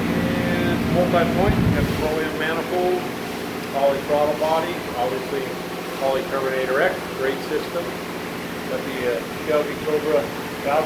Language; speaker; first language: English; native; English